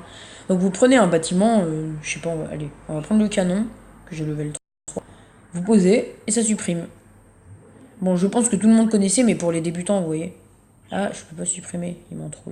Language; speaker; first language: French; native; French